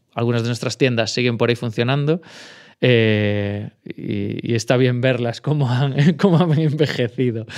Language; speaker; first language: Spanish; native; Spanish